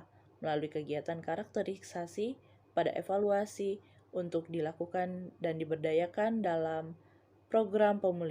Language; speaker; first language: Indonesian; native; Indonesian